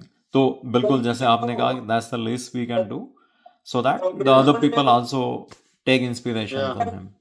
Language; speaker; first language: Hindi; native; Hindi